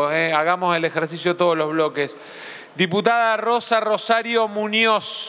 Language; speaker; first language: Spanish; native; Spanish